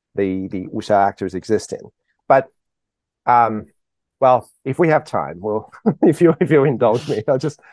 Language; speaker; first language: English; early bilingual, other home language; Chinese